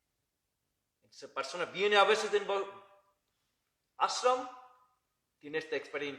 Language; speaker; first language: Spanish; non-native, learner; Bangla